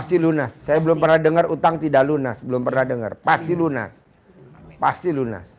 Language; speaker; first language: Indonesian; native; Indonesian